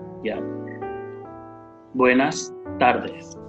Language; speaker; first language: Spanish; non-native, fluent; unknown